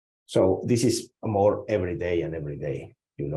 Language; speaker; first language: English; non-native, learner; Spanish